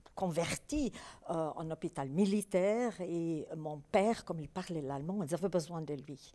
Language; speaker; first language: French; early bilingual, other home language; Polish